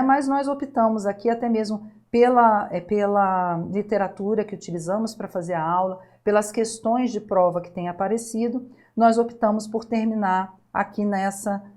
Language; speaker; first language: Portuguese; native; Portuguese